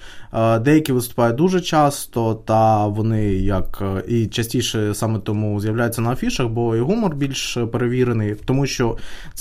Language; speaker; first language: Ukrainian; native; Ukrainian